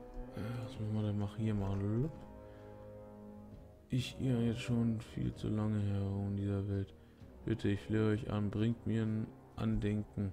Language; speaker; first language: German; native; German